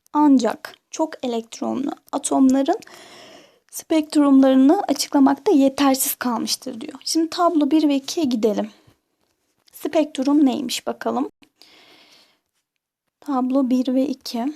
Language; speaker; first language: Turkish; native; Turkish